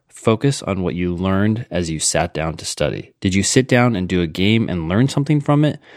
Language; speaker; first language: English; native; English